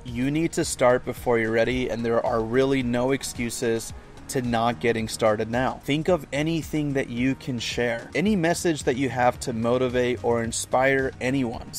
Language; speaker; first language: English; native; English